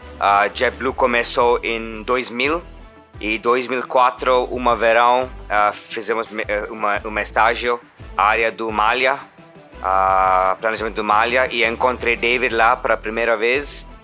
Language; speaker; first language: Portuguese; non-native, learner; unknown